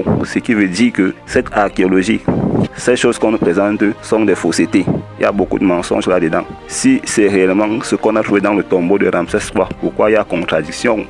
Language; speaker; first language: French; non-native, local second language; Kongo